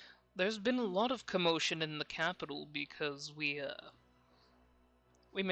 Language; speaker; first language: English; native; English